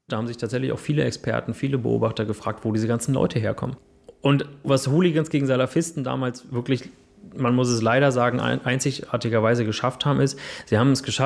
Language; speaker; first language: German; native; German